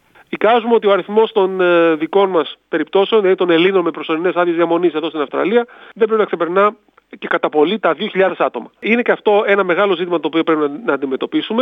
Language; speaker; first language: Greek; native; Greek